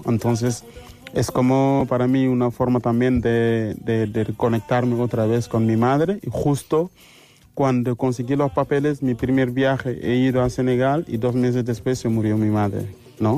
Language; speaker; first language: Spanish; non-native, fluent; Wolof